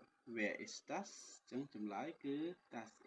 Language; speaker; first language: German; non-native, fluent; Khmer